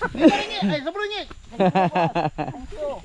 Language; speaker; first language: English; non-native, local second language; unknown